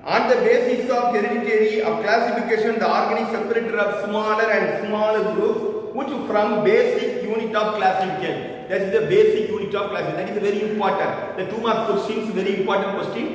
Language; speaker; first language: English; non-native, local second language; Tamil